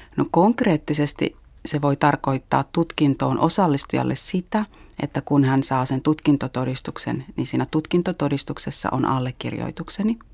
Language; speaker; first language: Finnish; native; Finnish